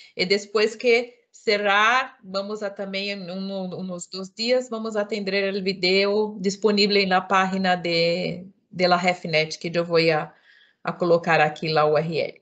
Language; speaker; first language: Spanish; non-native, learner; Portuguese